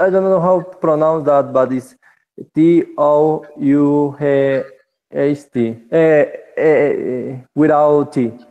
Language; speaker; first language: English; non-native, learner; Spanish